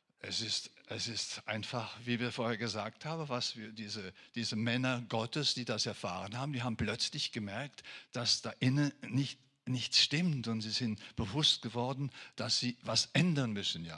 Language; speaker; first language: German; non-native, fluent; French